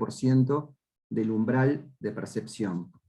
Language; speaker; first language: Spanish; native; Spanish